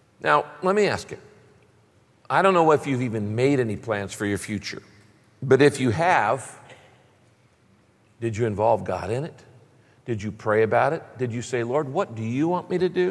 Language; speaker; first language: English; native; English